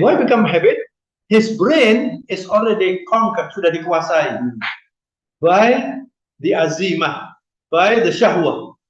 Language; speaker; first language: English; non-native, fluent; Indonesian